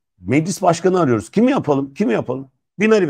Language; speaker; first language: Turkish; native; Turkish